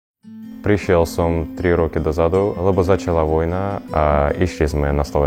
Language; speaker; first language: Slovak; non-native, fluent; Ukrainian